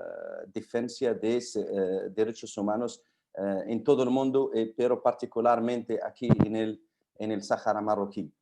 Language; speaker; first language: Spanish; non-native, fluent; Arabic